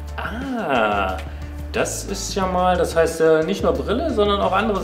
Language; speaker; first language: German; native; German